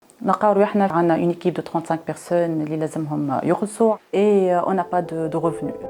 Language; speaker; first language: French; non-native, local second language; Arabic